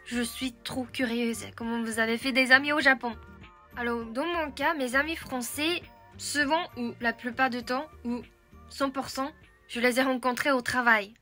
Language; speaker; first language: French; non-native, fluent; Japanese